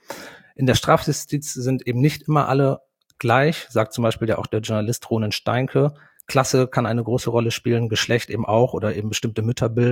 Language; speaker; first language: German; native; German